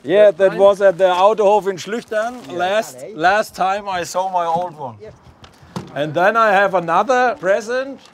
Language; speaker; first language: English; non-native, learner; German